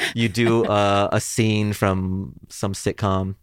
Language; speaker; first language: English; native; English